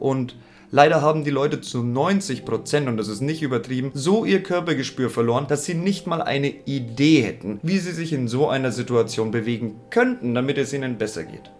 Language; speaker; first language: German; native; German